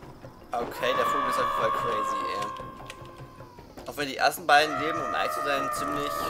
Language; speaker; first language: German; native; German